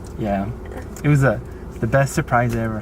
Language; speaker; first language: English; native; English